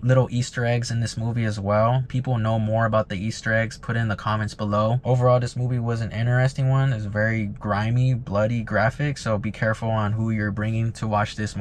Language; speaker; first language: English; native; English